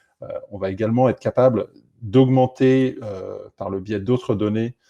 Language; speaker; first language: French; native; French